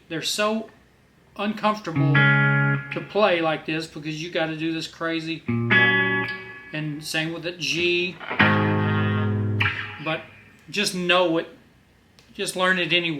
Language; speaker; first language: English; native; English